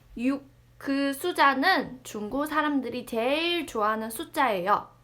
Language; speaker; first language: Korean; non-native, fluent; Chinese